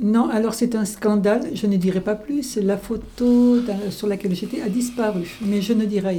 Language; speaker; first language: French; native; French